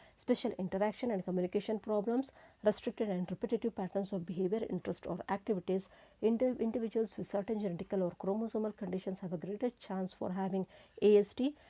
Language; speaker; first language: English; non-native, local second language; Kannada